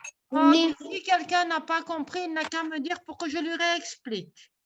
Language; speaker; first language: French; non-native, local second language; Arabic